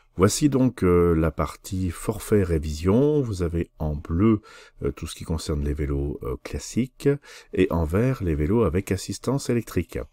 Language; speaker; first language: French; native; French